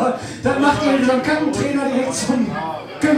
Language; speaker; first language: German; native; German